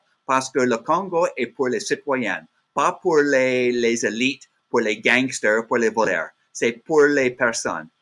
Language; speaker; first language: French; non-native, learner; English